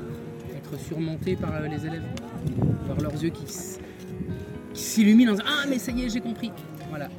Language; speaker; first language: French; native; French